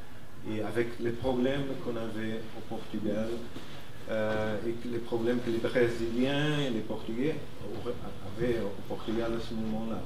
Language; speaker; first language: French; non-native, fluent; Portuguese